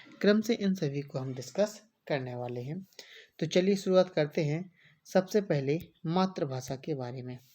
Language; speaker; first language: Hindi; native; Hindi